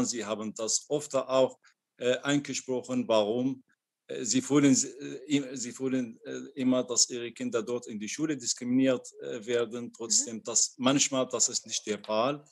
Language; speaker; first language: German; non-native, learner; Arabic